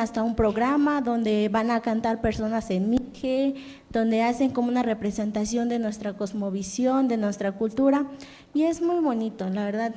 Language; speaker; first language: Spanish; non-native, local second language; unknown